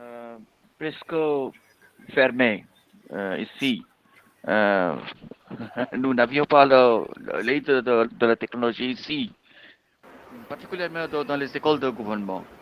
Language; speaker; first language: French; non-native, fluent; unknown